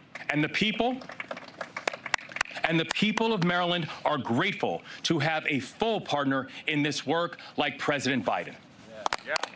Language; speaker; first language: English; native; English